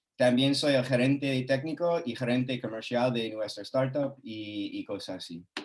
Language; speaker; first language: Spanish; non-native, fluent; English